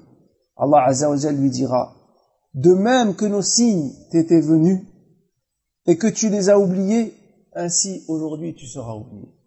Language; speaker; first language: French; native; French